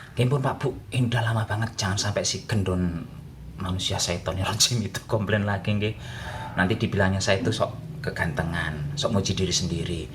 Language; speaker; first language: Indonesian; non-native, local second language; Javanese